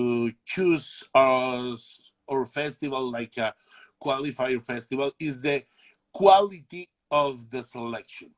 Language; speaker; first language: English; non-native, learner; Spanish